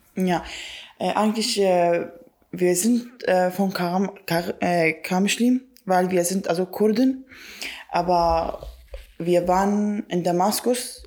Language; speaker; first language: German; non-native, learner; Kurdish